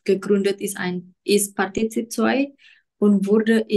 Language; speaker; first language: German; non-native, learner; Indonesian